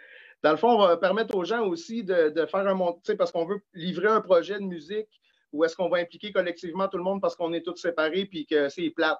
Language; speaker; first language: French; native; French